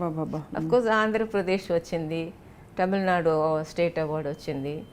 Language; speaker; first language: Telugu; non-native, local second language; Tamil